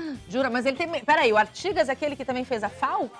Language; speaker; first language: Portuguese; native; Portuguese